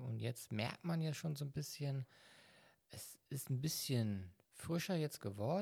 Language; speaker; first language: German; native; German